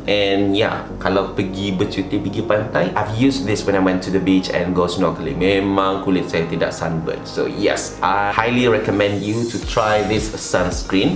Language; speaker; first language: English; non-native, local second language; Malay